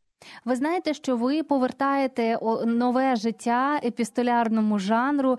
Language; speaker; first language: Ukrainian; native; Ukrainian